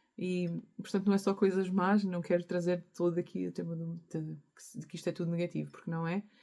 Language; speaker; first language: Portuguese; native; Portuguese